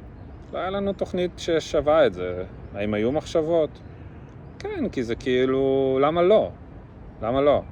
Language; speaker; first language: Hebrew; early bilingual, other home language; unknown